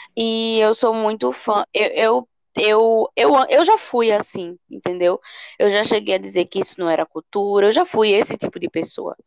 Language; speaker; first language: Portuguese; native; Portuguese